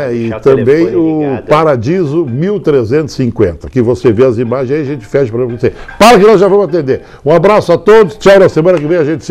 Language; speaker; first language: Portuguese; native; Portuguese